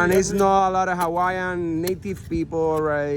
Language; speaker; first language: English; non-native, learner; Spanish